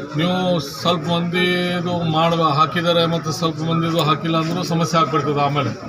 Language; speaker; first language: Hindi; non-native, local second language; Urdu